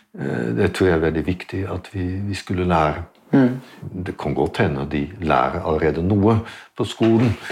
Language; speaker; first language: Norwegian; non-native, fluent; Dutch